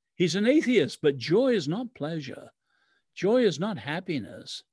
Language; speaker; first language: English; early bilingual, other home language; Chinese